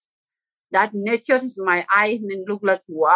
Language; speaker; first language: English; non-native, local second language; Sherpa